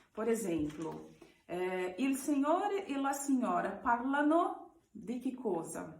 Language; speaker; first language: Italian; non-native, learner; Portuguese